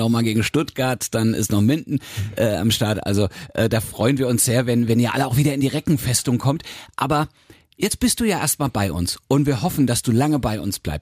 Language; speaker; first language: German; native; German